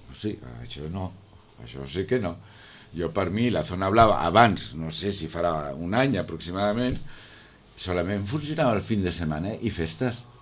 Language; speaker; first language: Catalan; non-native, local second language; Spanish